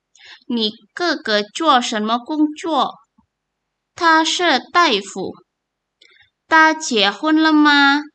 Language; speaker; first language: Chinese; non-native, fluent; Indonesian